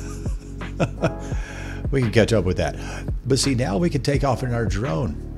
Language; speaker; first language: English; native; English